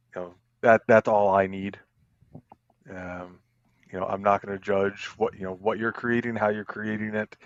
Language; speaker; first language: English; native; English